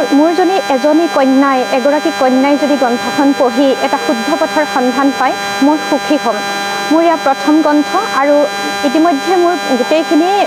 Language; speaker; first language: Assamese; native; Assamese